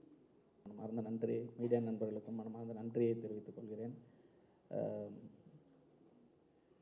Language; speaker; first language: Tamil; native; Tamil